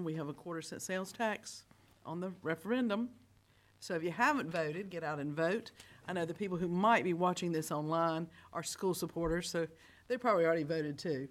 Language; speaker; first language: English; native; English